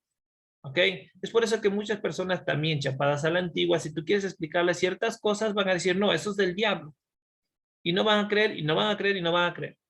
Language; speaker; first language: Spanish; native; Spanish